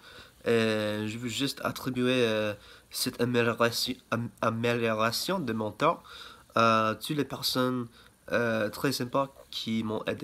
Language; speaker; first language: French; non-native, fluent; English